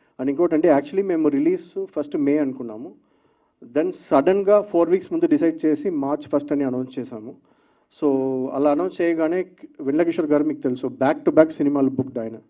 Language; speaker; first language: Telugu; native; Telugu